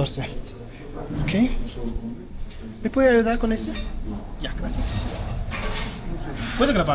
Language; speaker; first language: Spanish; non-native, fluent; German